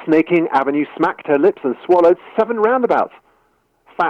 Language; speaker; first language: English; native; English